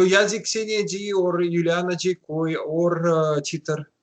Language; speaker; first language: Hindi; non-native, learner; Russian